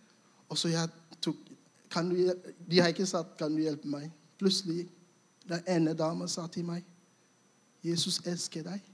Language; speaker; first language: Norwegian; non-native, fluent; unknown